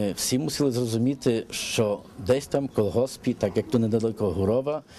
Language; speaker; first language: Ukrainian; early bilingual, heritage; Ukrainian